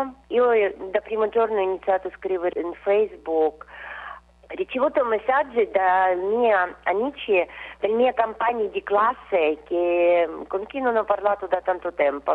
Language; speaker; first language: Italian; non-native, fluent; Russian